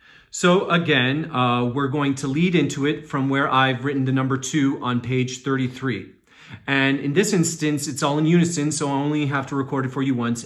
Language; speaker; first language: English; native; English